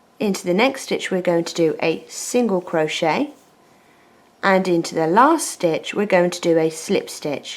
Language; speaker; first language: English; native; English